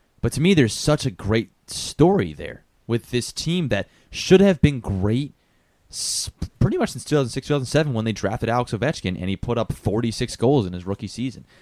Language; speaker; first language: English; native; English